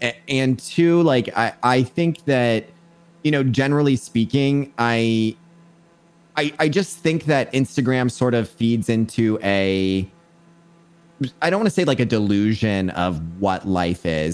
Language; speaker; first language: English; non-native, fluent; French